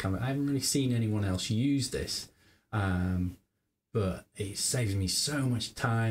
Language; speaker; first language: English; native; English